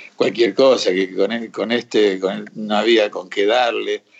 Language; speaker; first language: Spanish; native; Spanish